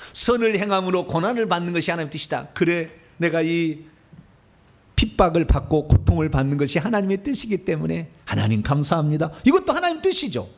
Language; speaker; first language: Korean; native; Korean